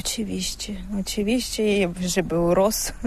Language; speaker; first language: Polish; non-native, learner; Russian